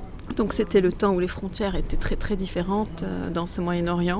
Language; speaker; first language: French; non-native, local second language; Arabic